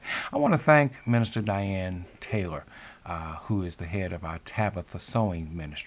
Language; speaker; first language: English; native; English